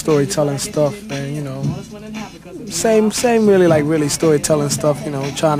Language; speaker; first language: English; native; English